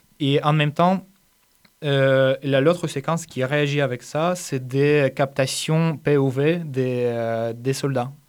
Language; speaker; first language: French; non-native, fluent; Ukrainian